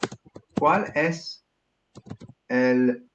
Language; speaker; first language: Spanish; non-native, learner; English